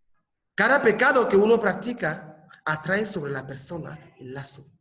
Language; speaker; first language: Spanish; non-native, fluent; French